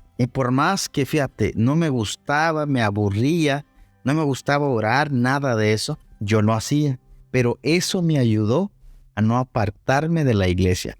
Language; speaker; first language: Spanish; non-native, local second language; Zapotec